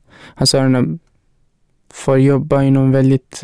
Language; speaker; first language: Swedish; non-native, learner; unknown